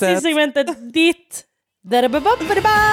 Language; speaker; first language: Swedish; native; Swedish